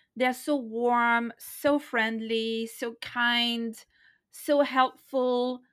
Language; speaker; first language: English; non-native, fluent; French